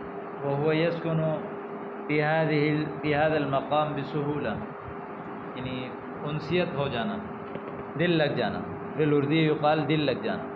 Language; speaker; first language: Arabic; non-native, fluent; Urdu